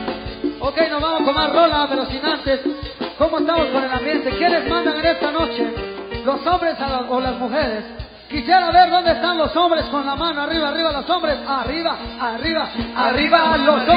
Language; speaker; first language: Spanish; native; Spanish